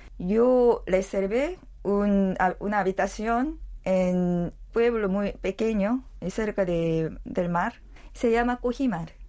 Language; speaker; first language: Spanish; non-native, learner; Korean